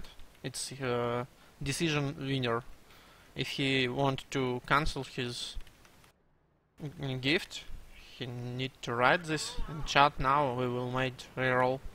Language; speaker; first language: English; non-native, learner; Russian